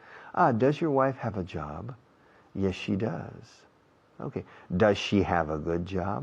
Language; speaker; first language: English; non-native, fluent; Spanish